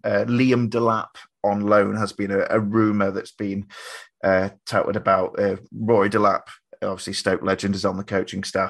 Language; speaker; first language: English; native; English